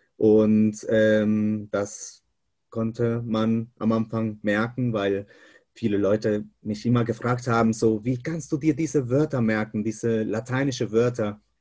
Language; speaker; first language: German; non-native, fluent; Spanish